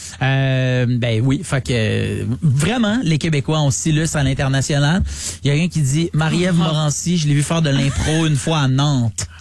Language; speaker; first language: French; native; French